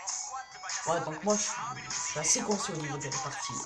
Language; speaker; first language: French; native; French